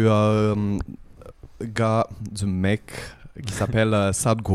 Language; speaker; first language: French; native; French